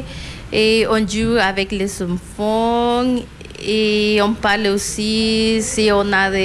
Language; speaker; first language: French; non-native, learner; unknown